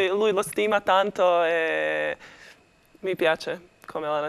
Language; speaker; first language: Italian; non-native, learner; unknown